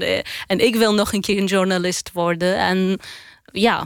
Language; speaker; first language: Dutch; non-native, learner; Arabic